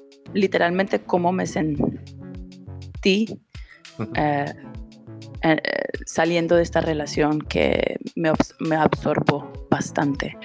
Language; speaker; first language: Spanish; early bilingual, heritage; Spanish